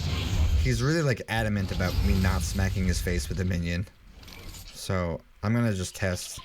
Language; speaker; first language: English; native; English